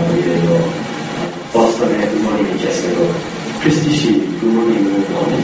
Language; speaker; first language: Korean; non-native, learner; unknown